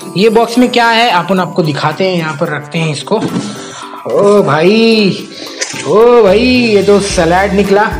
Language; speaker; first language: Hindi; native; Hindi